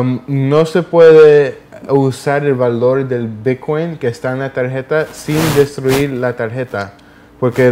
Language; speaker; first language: Spanish; early bilingual, heritage; Spanish